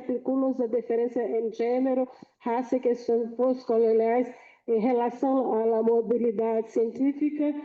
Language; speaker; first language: Portuguese; non-native, fluent; Spanish